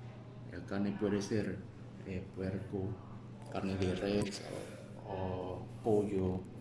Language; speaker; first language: Spanish; non-native, fluent; Chinese